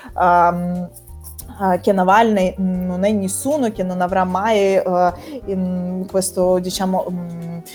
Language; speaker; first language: Italian; non-native, fluent; Russian